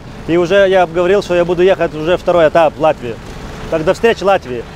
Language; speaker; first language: Russian; non-native, fluent; Lithuanian